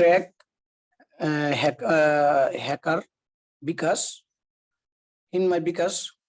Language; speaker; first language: English; non-native, learner; Bangla